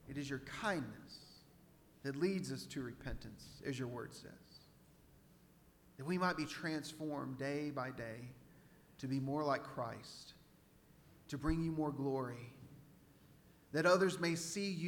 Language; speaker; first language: English; native; English